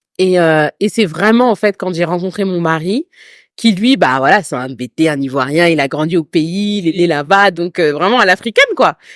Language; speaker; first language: French; native; French